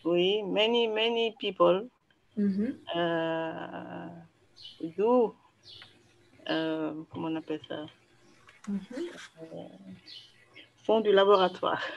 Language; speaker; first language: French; non-native, local second language; Wolof